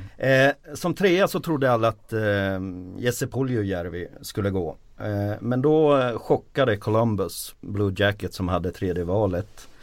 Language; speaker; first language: Swedish; early bilingual, other home language; Finnish